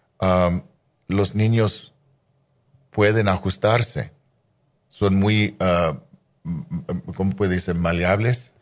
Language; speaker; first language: Spanish; non-native, fluent; English